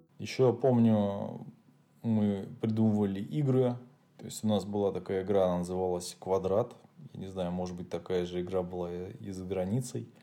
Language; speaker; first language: Russian; native; Russian